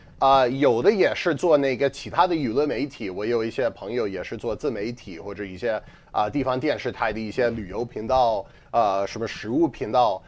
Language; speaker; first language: Chinese; non-native, fluent; English